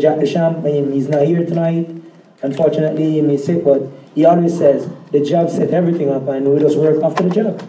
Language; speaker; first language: English; native; English